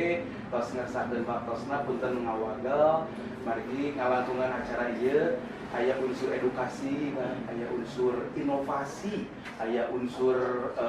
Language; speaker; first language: Indonesian; native; Indonesian